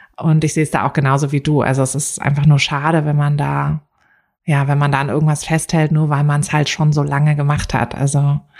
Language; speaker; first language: German; native; German